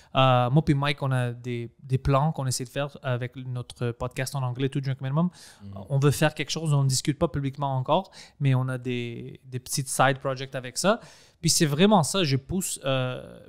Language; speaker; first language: French; non-native, fluent; Greek